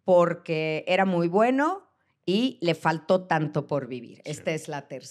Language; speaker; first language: Spanish; native; Spanish